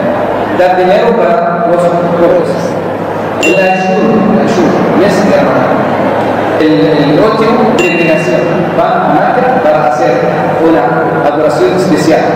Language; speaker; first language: Spanish; non-native, learner; Arabic